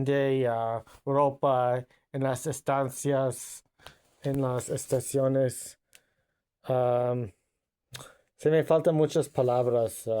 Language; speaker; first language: Spanish; non-native, learner; English